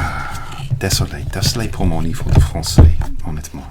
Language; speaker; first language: French; non-native, learner; English